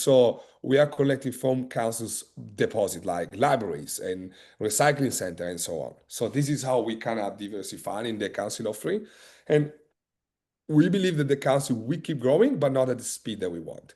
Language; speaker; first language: English; non-native, fluent; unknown